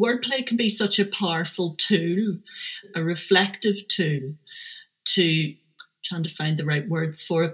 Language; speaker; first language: English; native; English